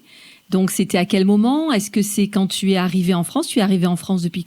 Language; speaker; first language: French; native; French